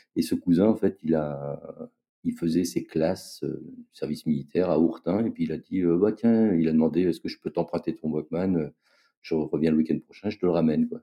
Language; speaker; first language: French; native; French